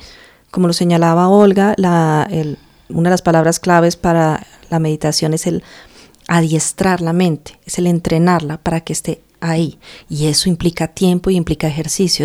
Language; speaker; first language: Spanish; native; Spanish